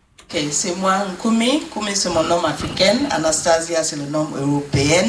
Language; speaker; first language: French; non-native, fluent; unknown